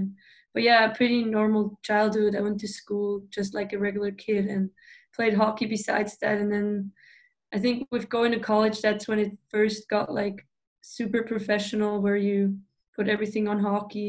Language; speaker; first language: English; non-native, fluent; Swiss German